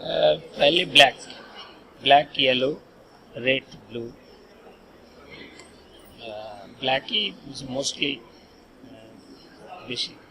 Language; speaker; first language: Hindi; non-native, local second language; Bangla